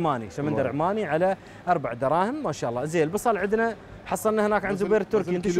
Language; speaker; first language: Arabic; native; Arabic